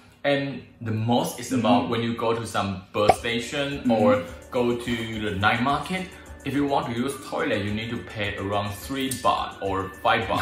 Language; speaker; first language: English; non-native, learner; Chinese